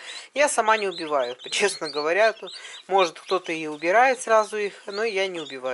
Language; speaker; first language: Russian; native; Russian